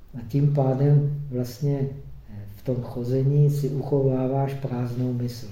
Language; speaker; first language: Czech; native; Czech